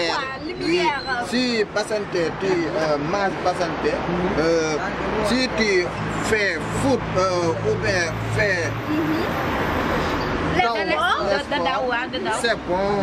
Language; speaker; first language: French; non-native, learner; Wolof